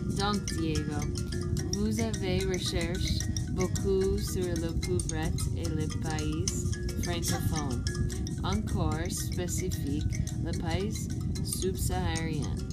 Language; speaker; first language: French; non-native, learner; English